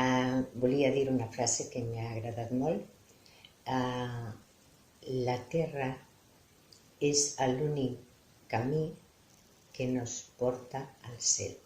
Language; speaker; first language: Catalan; non-native, local second language; Spanish